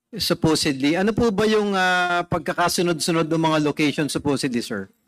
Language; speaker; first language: Filipino; native; Filipino